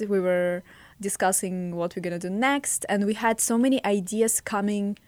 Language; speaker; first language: English; non-native, fluent; Russian